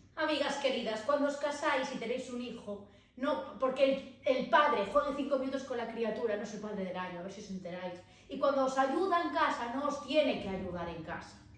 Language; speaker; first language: Spanish; native; Spanish